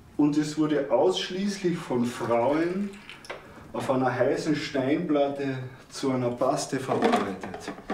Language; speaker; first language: German; native; German